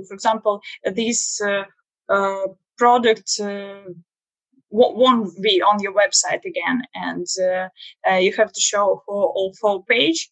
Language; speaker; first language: English; non-native, learner; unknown